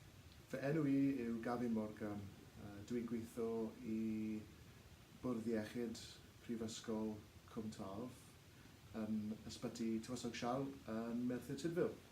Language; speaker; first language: Welsh; non-native, local second language; English